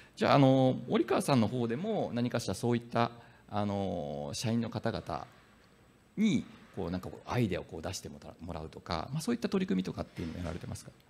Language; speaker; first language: Japanese; native; Japanese